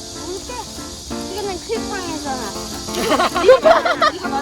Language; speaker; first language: Korean; early bilingual, heritage; English